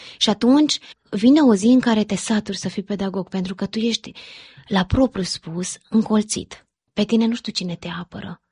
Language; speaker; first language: Romanian; early bilingual, heritage; Romanian